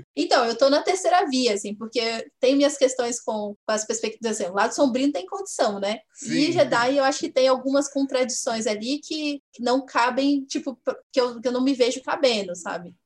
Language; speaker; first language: Portuguese; native; Portuguese